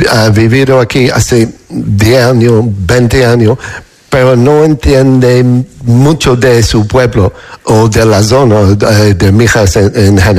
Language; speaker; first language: Spanish; non-native, fluent; English